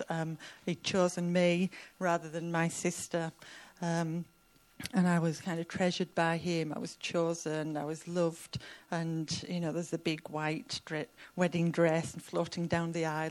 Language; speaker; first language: English; native; English